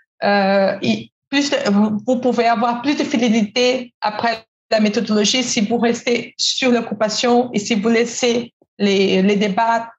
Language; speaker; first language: French; non-native, fluent; Portuguese